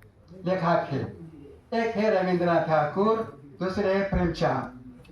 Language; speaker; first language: Hindi; non-native, fluent; Tajik